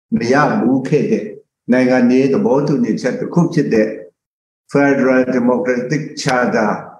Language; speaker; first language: Burmese; non-native, local second language; Kachin